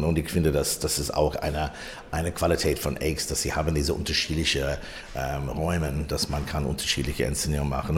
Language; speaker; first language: German; non-native, fluent; English